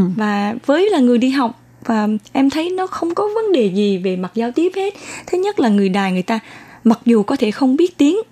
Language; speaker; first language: Vietnamese; native; Vietnamese